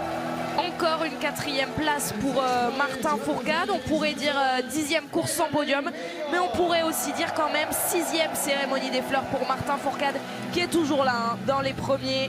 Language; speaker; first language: French; native; French